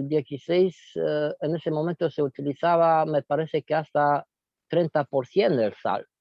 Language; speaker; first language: Spanish; non-native, fluent; Romanian